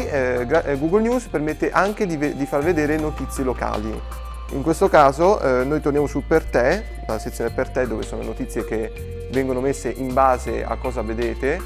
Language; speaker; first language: Italian; native; Italian